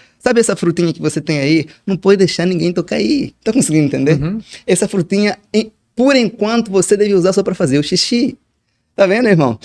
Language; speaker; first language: Portuguese; native; Portuguese